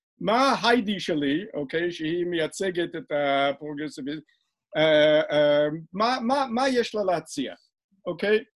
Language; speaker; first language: Hebrew; non-native, fluent; English